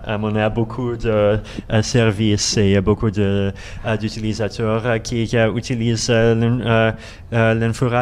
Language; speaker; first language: French; non-native, learner; Russian